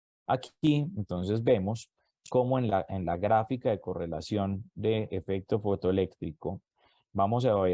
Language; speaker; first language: Spanish; native; Spanish